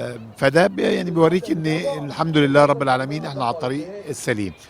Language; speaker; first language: Arabic; native; Arabic